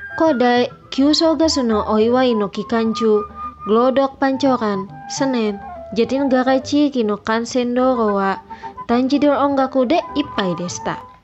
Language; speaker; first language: Japanese; non-native, fluent; Indonesian